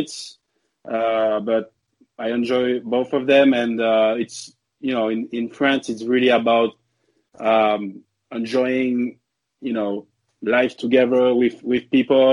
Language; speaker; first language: English; non-native, fluent; French